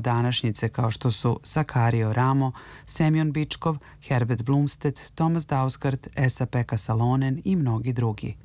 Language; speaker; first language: Serbian; native; Serbian